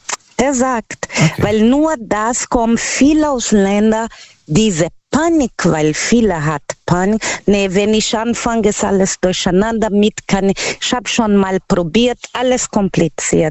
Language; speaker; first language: German; non-native, learner; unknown